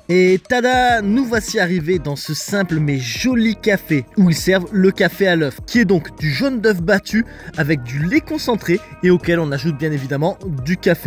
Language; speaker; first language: French; native; French